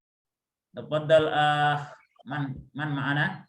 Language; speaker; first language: Arabic; non-native, fluent; Indonesian